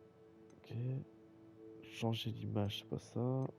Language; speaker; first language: French; native; French